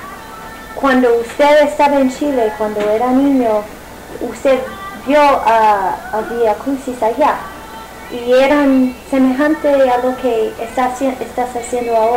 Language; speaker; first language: Spanish; non-native, fluent; English